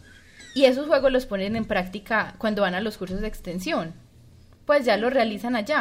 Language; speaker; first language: Spanish; native; Spanish